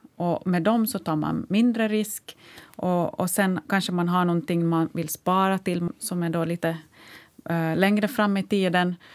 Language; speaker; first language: Swedish; native; Swedish